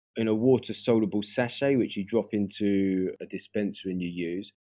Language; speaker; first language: English; native; English